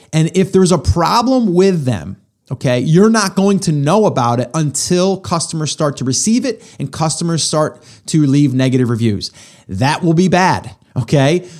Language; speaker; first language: English; native; English